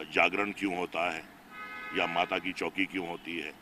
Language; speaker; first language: Hindi; native; Hindi